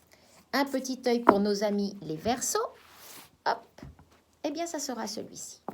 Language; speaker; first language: French; native; French